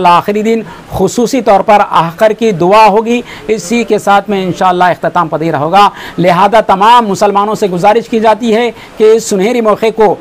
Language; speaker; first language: Hindi; non-native, local second language; Urdu